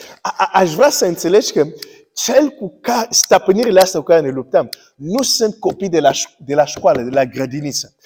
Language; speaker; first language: Romanian; early bilingual, heritage; Romanian